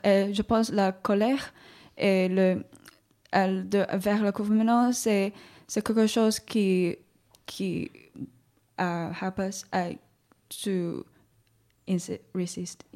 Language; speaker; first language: French; non-native, learner; Cantonese